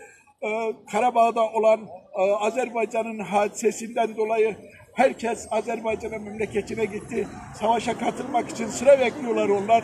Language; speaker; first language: Turkish; early bilingual, heritage; Turkish